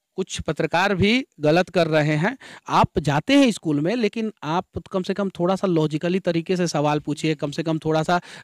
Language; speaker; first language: Hindi; native; Hindi